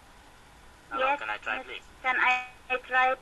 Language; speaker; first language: English; non-native, learner; Arabic